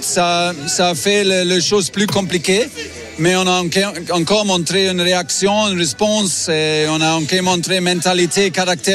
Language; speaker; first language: French; non-native, learner; German